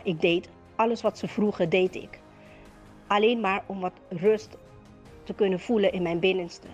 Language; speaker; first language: Dutch; native; Dutch